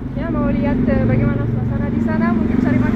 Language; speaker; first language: Indonesian; non-native, fluent; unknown